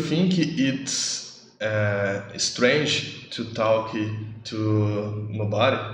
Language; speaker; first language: English; non-native, learner; Portuguese